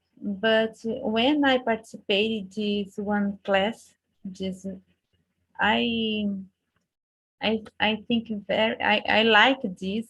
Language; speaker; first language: English; non-native, learner; Portuguese